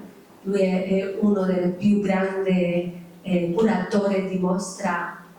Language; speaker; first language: Italian; non-native, learner; Spanish